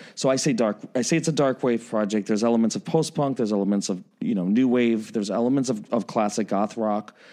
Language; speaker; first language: English; native; English